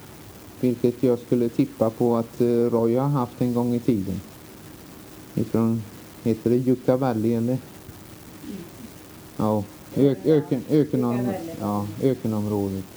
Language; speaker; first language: Swedish; native; Swedish